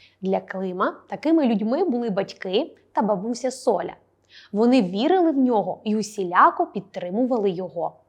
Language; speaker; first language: Ukrainian; native; Ukrainian